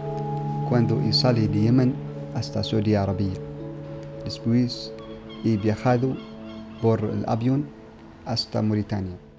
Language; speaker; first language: Spanish; non-native, learner; Arabic